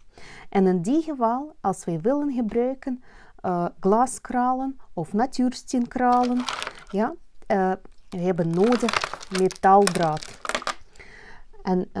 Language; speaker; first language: Dutch; non-native, learner; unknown